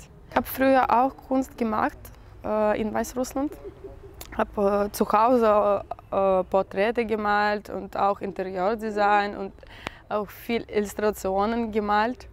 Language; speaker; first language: German; non-native, learner; Russian